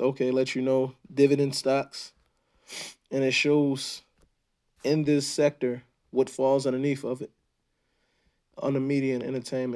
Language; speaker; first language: English; native; English